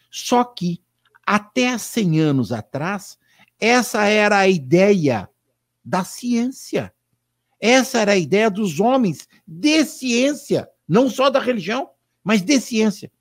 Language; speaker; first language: Portuguese; native; Portuguese